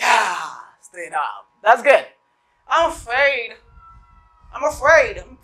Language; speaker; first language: English; non-native, fluent; Haitian Creole